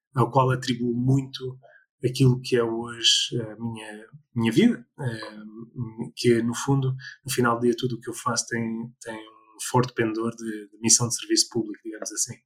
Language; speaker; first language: Portuguese; early bilingual, other home language; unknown